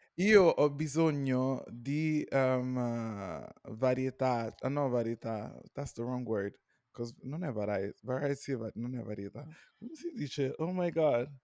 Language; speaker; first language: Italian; native; Italian